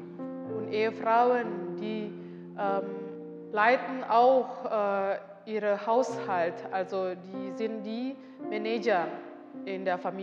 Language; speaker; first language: German; non-native, learner; Indonesian